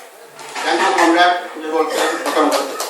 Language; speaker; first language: Hindi; non-native, local second language; Mizo